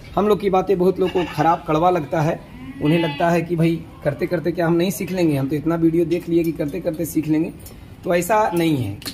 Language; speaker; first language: Hindi; native; Hindi